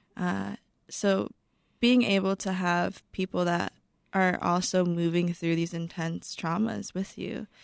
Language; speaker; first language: English; native; English